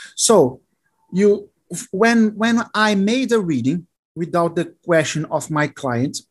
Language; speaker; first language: English; non-native, learner; Portuguese